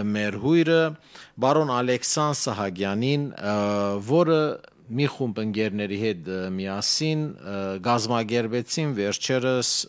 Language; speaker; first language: Armenian; early bilingual, heritage; Armenian